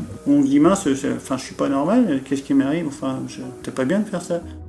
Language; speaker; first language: French; native; French